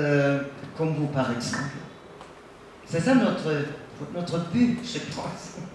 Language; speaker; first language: French; non-native, fluent; German